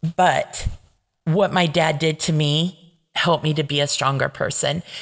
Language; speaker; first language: English; native; English